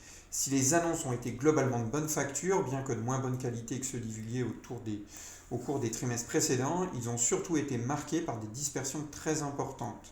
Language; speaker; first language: French; native; French